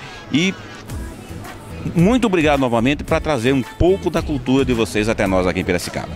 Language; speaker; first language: Portuguese; native; Portuguese